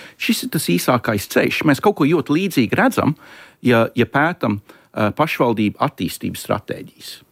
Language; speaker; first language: Latvian; early bilingual, heritage; Latvian